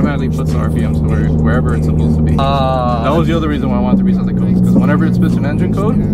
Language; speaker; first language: English; native; English